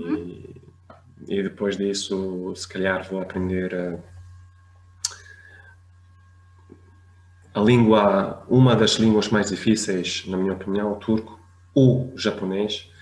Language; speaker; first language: Portuguese; non-native, fluent; Arabic